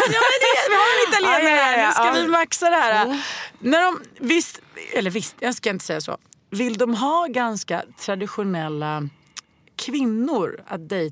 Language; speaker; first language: Swedish; native; Swedish